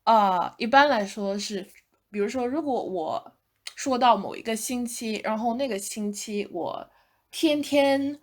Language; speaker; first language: Chinese; non-native, fluent; English